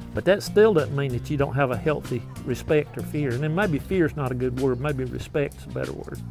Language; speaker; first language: English; native; English